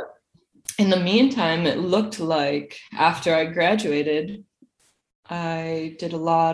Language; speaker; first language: English; native; English